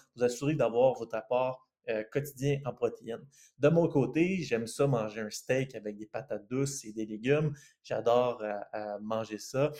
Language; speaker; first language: French; native; French